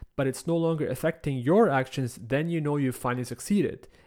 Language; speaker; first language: English; non-native, fluent; Arabic